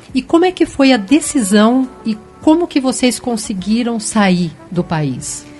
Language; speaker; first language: Portuguese; native; Portuguese